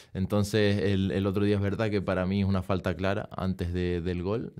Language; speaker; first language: Spanish; native; Spanish